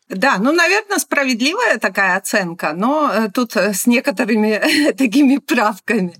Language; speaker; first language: Russian; non-native, local second language; Georgian